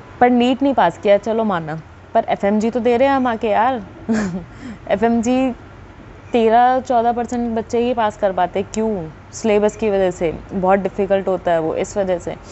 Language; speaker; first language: Hindi; native; Hindi